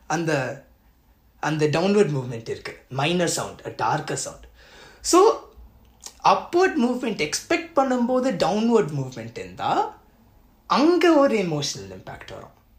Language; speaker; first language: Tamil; early bilingual, heritage; Tamil